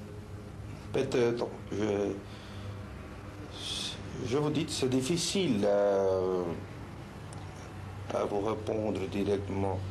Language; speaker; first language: French; non-native, fluent; Spanish